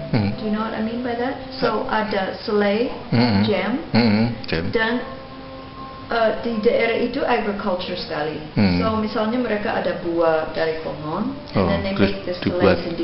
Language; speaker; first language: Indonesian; non-native, fluent; English